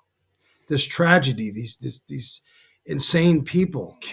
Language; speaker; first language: English; native; English